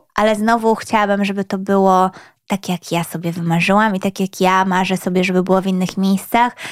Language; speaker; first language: Polish; early bilingual, other home language; Swedish